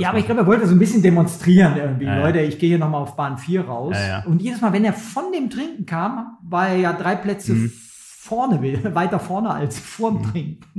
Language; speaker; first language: German; native; German